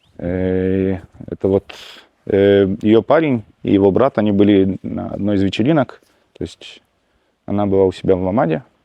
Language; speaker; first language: Russian; early bilingual, heritage; Russian